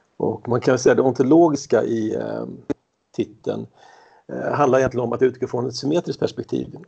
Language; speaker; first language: Swedish; native; Swedish